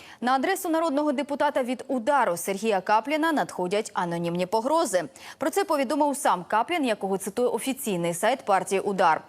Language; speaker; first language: Ukrainian; native; Ukrainian